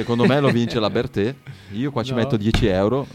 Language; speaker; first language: Italian; native; Italian